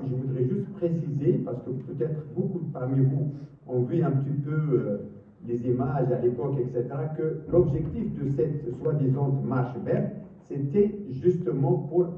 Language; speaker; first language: French; non-native, fluent; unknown